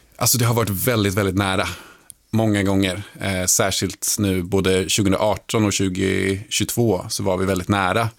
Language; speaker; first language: Swedish; early bilingual, other home language; Lingala